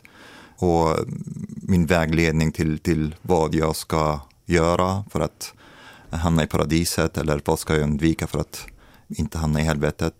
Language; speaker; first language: Swedish; non-native, fluent; Arabic